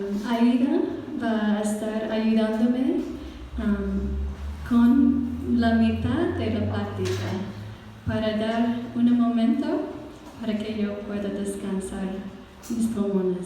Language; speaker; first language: Spanish; non-native, fluent; English